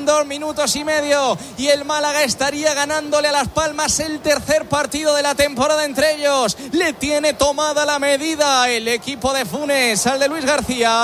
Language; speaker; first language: Spanish; native; Spanish